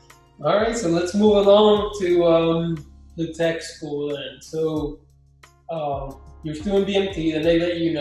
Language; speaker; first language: English; non-native, fluent; Spanish